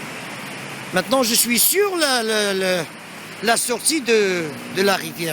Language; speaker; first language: French; non-native, local second language; Arabic